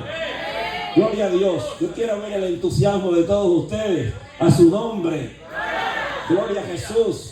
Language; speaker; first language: Spanish; native; Spanish